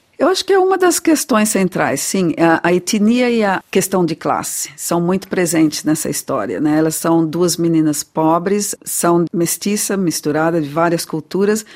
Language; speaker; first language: Portuguese; native; Portuguese